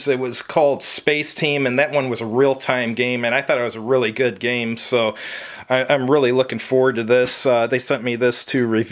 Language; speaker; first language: English; native; English